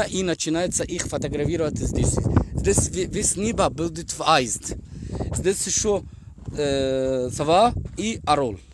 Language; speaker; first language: Russian; non-native, learner; Arabic